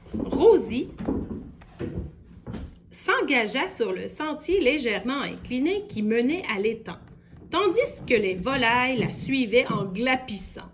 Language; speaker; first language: French; native; French